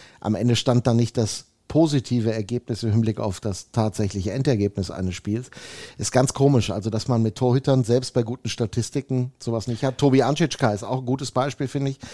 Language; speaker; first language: German; native; German